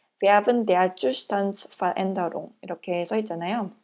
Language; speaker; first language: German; non-native, learner; Korean